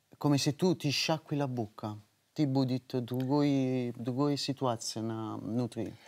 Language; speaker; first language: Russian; non-native, learner; Italian